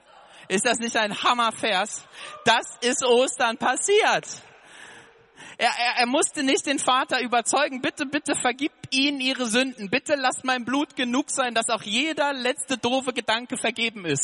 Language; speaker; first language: German; native; German